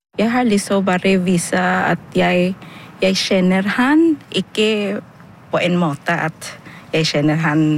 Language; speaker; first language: Norwegian; non-native, fluent; Filipino